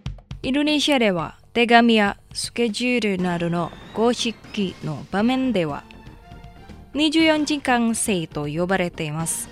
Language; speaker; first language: Japanese; non-native, fluent; Indonesian